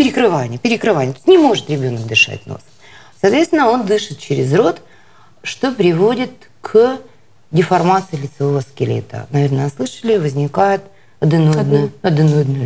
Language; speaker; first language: Russian; native; Russian